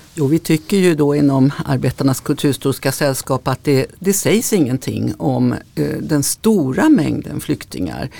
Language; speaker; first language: Swedish; native; Swedish